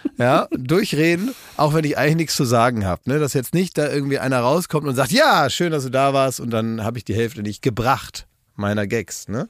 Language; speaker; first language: German; native; German